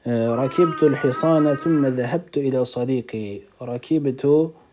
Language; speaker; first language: Arabic; non-native, fluent; Uzbek